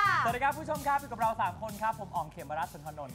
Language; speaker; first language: Thai; native; Thai